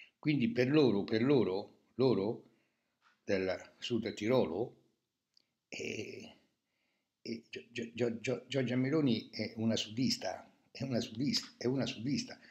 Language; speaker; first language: Italian; native; Italian